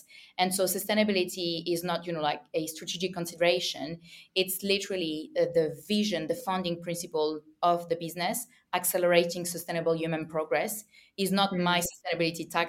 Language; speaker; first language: English; non-native, fluent; French